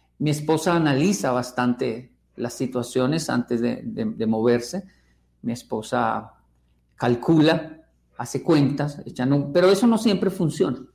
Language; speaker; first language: Spanish; native; Spanish